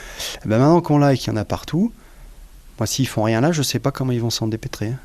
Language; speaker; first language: French; native; French